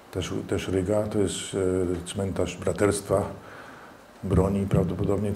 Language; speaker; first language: Polish; early bilingual, heritage; Polish